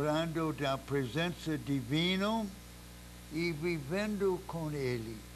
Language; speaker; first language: Portuguese; non-native, fluent; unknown